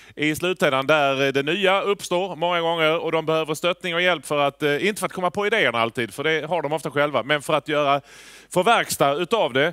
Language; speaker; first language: Swedish; native; Swedish